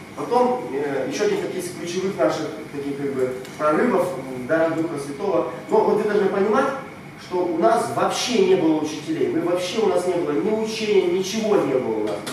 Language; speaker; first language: Russian; non-native, local second language; Romanian